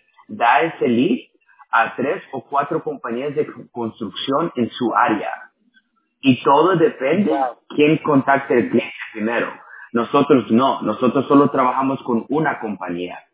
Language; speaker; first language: Spanish; early bilingual, other home language; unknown